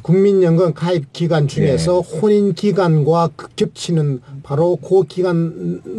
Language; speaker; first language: Korean; native; Korean